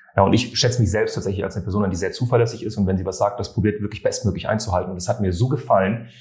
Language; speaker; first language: German; non-native, fluent; French